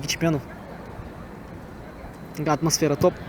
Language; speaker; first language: Russian; native; Russian